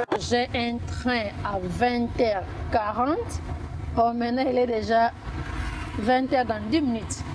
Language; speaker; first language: French; non-native, local second language; Lingala